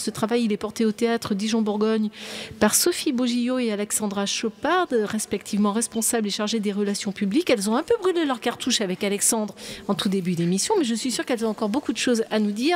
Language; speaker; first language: French; native; French